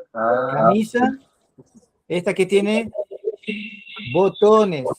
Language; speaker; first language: Spanish; non-native, fluent; Portuguese